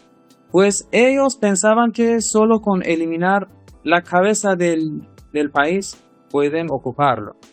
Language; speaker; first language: Spanish; non-native, fluent; Persian